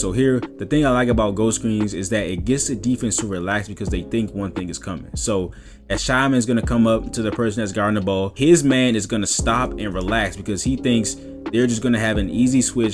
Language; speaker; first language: English; native; English